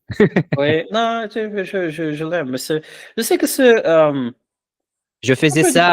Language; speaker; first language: French; non-native, fluent; Portuguese